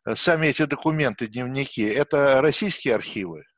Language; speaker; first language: Russian; native; Russian